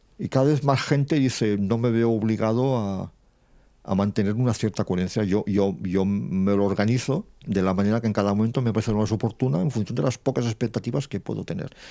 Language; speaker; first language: Spanish; non-native, local second language; Catalan